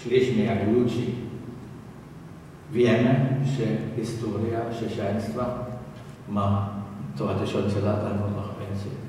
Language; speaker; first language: Polish; non-native, learner; German